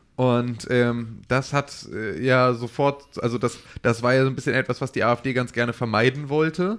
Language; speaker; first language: German; native; German